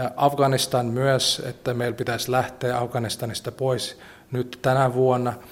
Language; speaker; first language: Finnish; non-native, fluent; Latvian